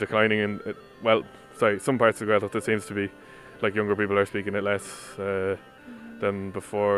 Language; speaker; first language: English; non-native, local second language; Irish